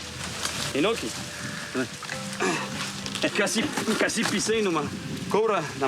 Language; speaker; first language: Portuguese; non-native, learner; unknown